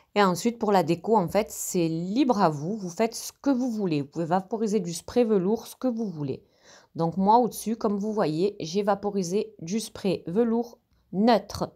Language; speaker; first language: French; native; French